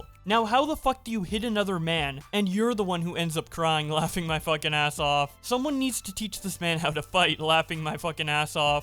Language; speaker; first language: English; native; English